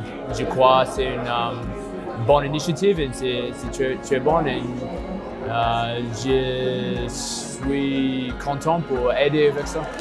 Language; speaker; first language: French; non-native, learner; English